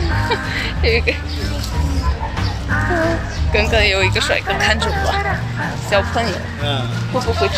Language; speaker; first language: Chinese; non-native, learner; Russian